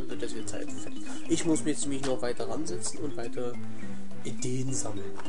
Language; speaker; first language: German; native; German